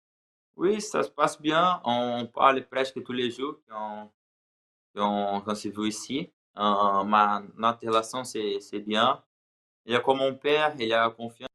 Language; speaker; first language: French; non-native, learner; Portuguese